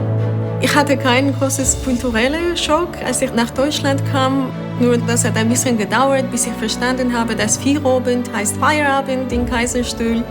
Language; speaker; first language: German; non-native, fluent; Armenian